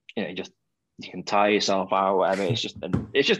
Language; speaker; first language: English; native; English